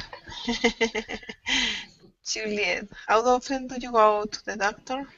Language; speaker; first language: English; non-native, learner; Spanish